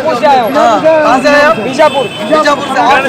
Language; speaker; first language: Hindi; native; Hindi